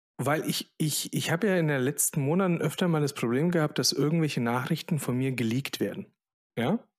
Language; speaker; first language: German; early bilingual, other home language; Polish